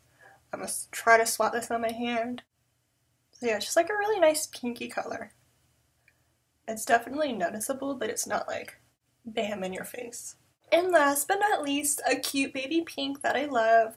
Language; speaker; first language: English; native; English